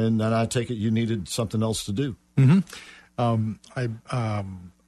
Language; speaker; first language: English; native; English